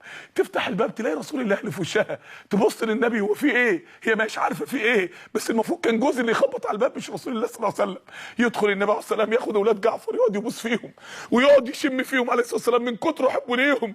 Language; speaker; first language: Arabic; native; Arabic